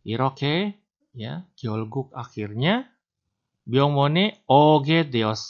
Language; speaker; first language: Korean; non-native, fluent; Indonesian